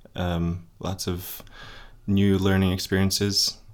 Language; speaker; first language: English; early bilingual, other home language; Polish